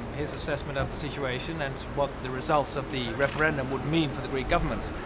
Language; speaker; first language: English; non-native, fluent; Dutch